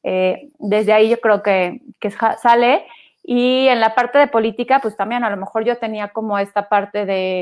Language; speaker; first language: Spanish; native; Spanish